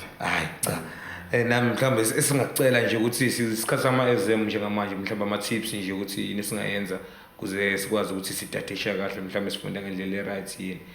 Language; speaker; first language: Zulu; native; Zulu